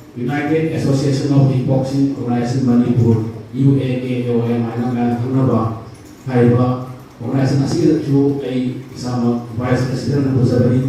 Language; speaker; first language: Manipuri; native; Manipuri